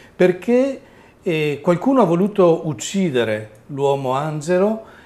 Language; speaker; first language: Italian; native; Italian